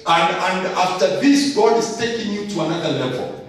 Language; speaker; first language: English; non-native, local second language; Swahili